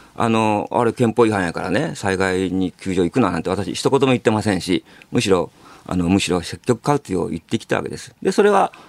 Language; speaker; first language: Japanese; native; Japanese